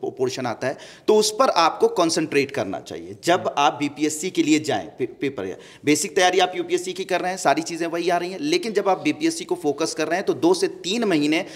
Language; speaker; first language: Hindi; native; Hindi